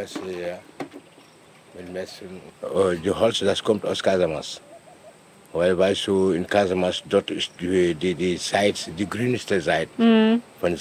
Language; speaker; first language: German; non-native, learner; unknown